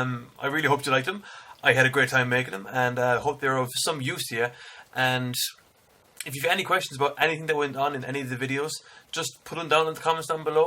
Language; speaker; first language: English; native; English